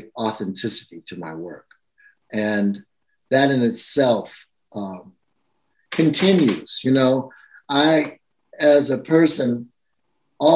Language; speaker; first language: English; native; English